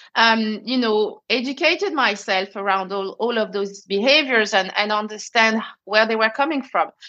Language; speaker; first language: English; non-native, fluent; French